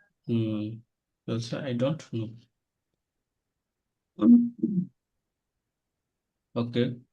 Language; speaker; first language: English; non-native, learner; Bangla